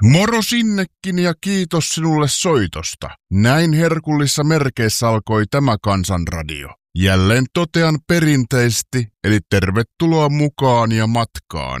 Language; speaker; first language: Finnish; native; Finnish